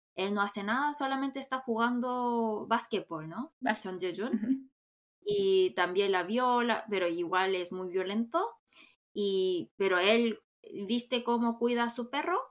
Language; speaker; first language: Spanish; non-native, fluent; Korean